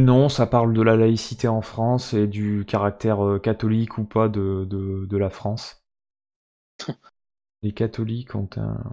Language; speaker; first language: French; native; French